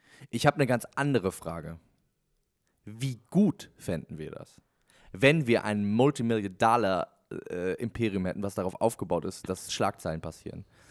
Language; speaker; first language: German; native; German